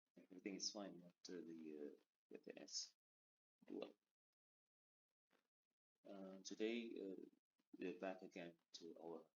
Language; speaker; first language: English; non-native, fluent; Indonesian